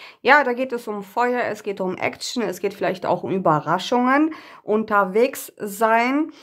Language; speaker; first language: German; native; German